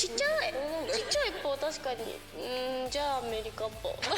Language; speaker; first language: Japanese; native; Japanese